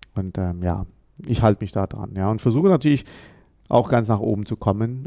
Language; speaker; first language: German; early bilingual, other home language; Amharic